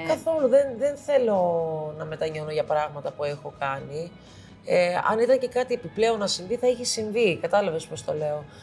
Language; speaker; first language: Greek; early bilingual, heritage; Greek